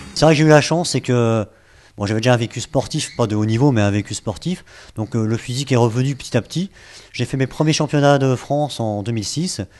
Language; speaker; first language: French; native; French